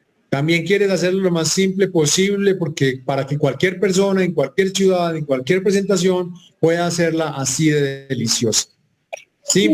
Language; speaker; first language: Spanish; native; Spanish